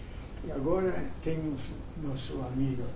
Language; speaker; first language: Portuguese; non-native, fluent; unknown